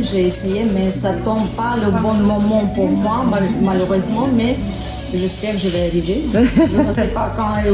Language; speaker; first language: French; non-native, learner; Russian